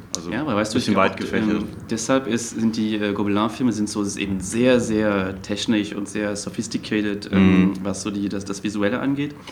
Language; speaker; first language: German; non-native, local second language; Luxembourgish